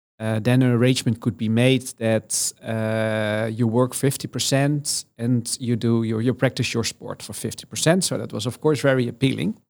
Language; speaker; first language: English; non-native, fluent; Dutch